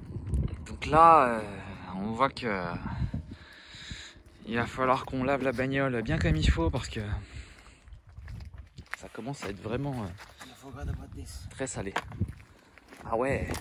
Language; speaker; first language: French; native; French